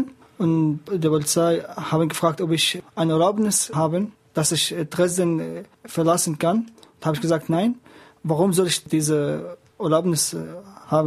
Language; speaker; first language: German; non-native, learner; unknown